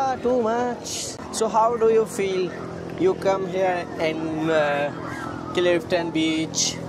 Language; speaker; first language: English; non-native, learner; Urdu